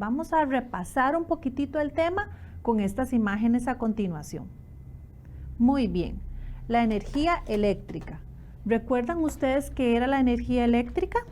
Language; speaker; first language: Spanish; native; Spanish